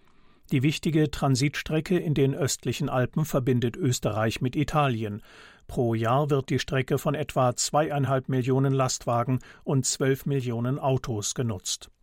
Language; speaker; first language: German; native; German